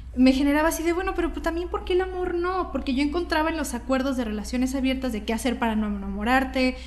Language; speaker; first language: Spanish; native; Spanish